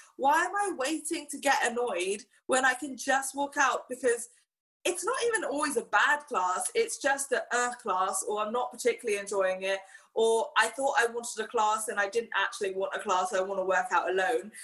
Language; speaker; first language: English; native; English